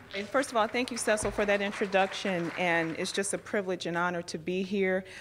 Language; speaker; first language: English; native; English